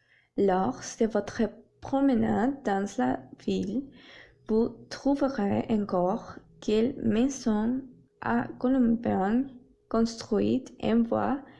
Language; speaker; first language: French; non-native, learner; Spanish